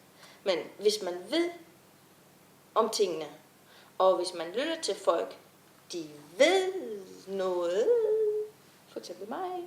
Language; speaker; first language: Danish; non-native, fluent; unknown